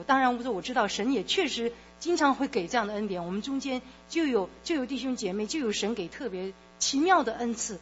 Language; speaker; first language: Chinese; native; Chinese